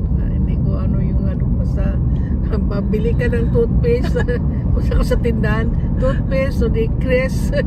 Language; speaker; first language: Filipino; native; Filipino